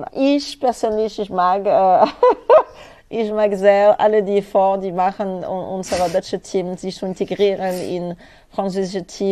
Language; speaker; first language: German; non-native, fluent; French